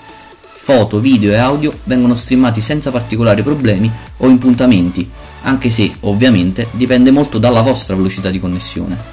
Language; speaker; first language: Italian; native; Italian